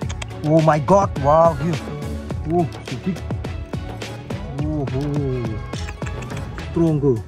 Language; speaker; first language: English; non-native, learner; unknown